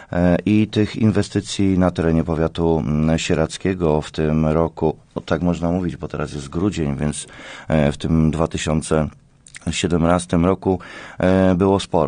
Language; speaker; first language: Polish; native; Polish